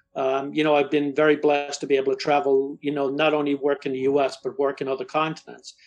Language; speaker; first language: English; native; English